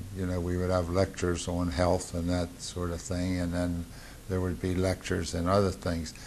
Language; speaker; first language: English; native; English